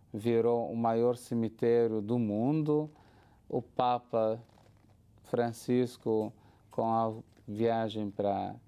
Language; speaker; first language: Portuguese; non-native, fluent; Arabic